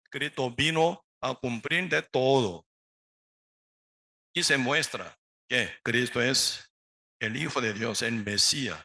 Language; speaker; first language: Spanish; non-native, learner; Korean